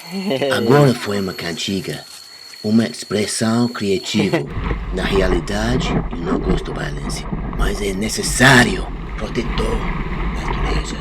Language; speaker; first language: Portuguese; non-native, learner; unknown